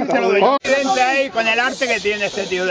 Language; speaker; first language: Spanish; native; Spanish